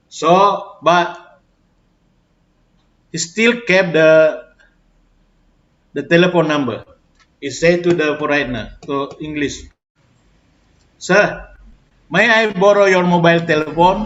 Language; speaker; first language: English; non-native, fluent; Indonesian